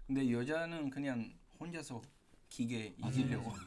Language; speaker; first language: Korean; non-native, fluent; Spanish